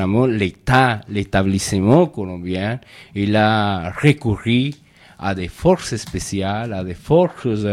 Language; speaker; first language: French; non-native, fluent; Spanish